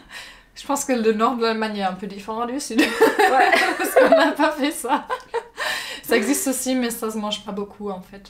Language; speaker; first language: French; non-native, fluent; German